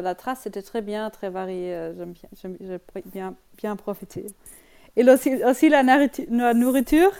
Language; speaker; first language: French; non-native, learner; German